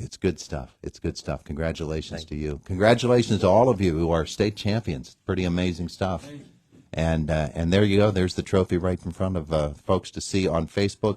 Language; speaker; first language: English; native; English